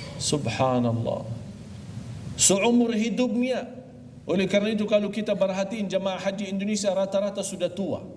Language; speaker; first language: Malay; non-native, fluent; Arabic